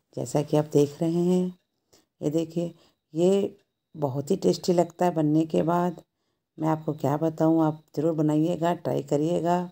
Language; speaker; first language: Hindi; native; Hindi